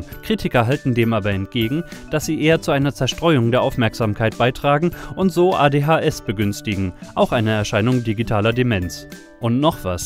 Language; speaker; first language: German; native; German